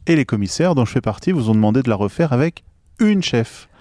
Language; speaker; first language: French; native; French